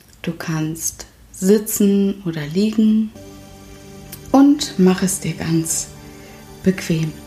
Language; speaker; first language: German; native; German